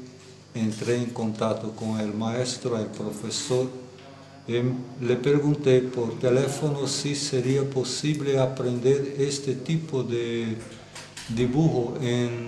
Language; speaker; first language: Spanish; non-native, learner; Portuguese